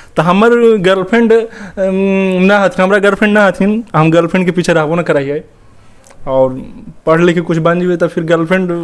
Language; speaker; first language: Hindi; native; Hindi